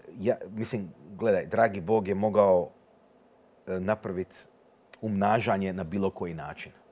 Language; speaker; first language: Croatian; early bilingual, heritage; Croatian